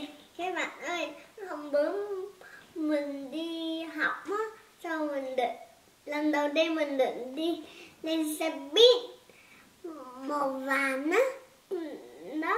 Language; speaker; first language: Vietnamese; early bilingual, heritage; Vietnamese